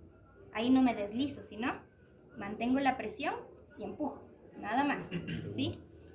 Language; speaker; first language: Spanish; native; Spanish